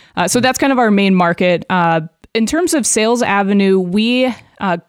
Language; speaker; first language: English; native; English